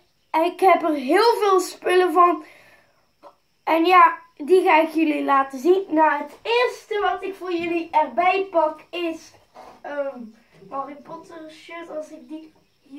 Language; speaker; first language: Dutch; native; Dutch